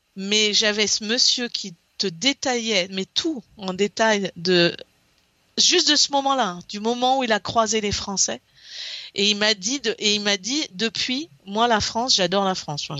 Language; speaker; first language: French; native; French